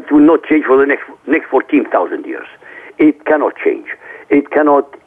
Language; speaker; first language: English; non-native, fluent; Arabic